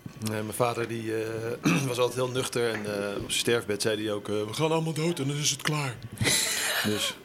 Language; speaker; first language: Dutch; native; Dutch